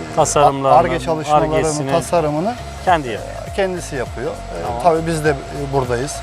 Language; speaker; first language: Turkish; native; Turkish